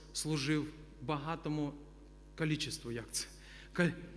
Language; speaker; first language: Ukrainian; non-native, local second language; Russian